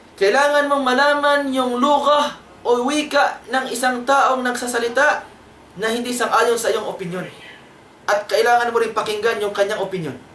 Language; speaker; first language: Filipino; non-native, local second language; Cebuano